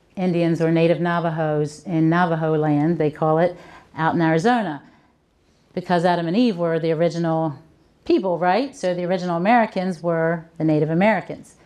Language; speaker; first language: English; native; English